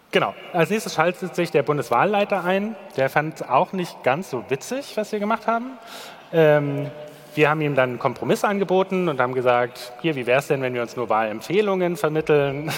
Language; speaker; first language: German; native; German